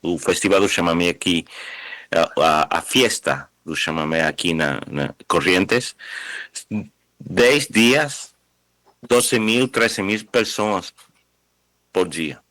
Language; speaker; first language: Portuguese; non-native, fluent; Spanish